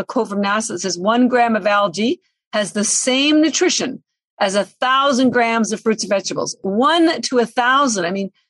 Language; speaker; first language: English; native; English